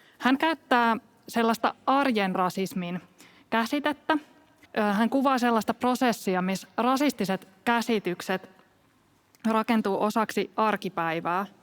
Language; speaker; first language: Finnish; native; Finnish